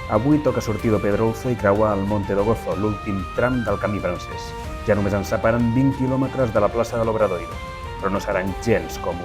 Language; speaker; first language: Catalan; native; Catalan